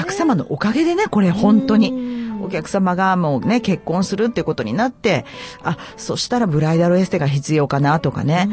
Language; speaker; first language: Japanese; native; Japanese